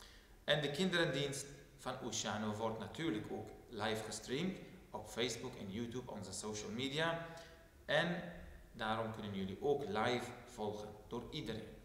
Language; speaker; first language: Dutch; non-native, fluent; Turoyo